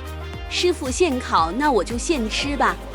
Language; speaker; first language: Chinese; native; Chinese